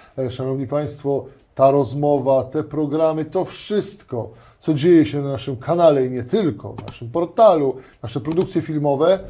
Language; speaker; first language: Polish; non-native, learner; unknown